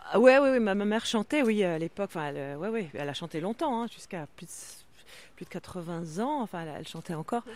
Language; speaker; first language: French; non-native, local second language; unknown